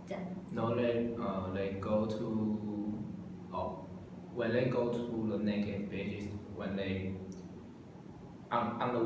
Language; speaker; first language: English; non-native, learner; Chinese